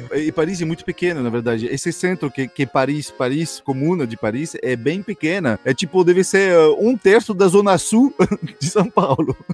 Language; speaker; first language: Portuguese; non-native, fluent; French